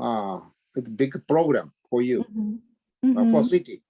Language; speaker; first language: English; non-native, learner; Japanese